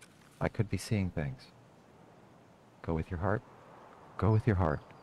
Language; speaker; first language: English; native; English